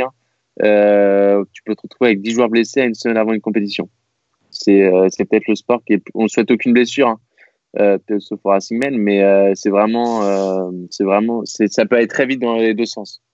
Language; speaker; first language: French; native; French